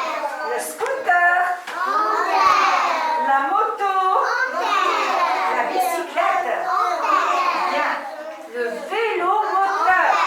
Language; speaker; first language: French; non-native, local second language; Arabic